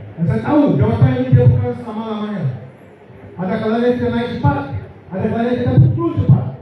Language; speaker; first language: Malay; non-native, local second language; Chinese